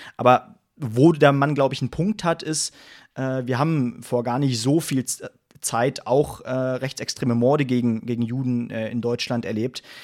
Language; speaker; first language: German; native; German